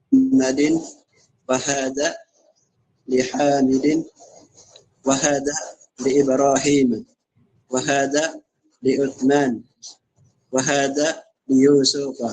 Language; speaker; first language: Arabic; non-native, learner; Filipino